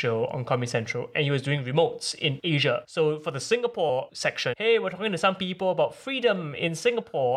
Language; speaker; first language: English; native; English